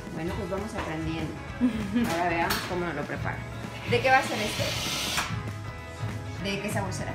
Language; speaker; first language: Spanish; native; Spanish